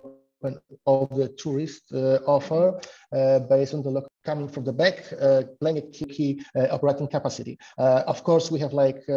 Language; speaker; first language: English; non-native, fluent; Polish